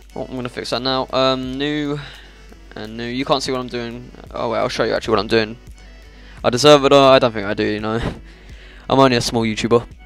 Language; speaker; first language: English; native; English